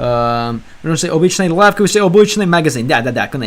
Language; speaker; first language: Russian; non-native, learner; English